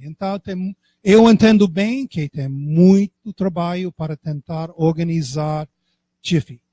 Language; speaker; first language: Portuguese; non-native, fluent; English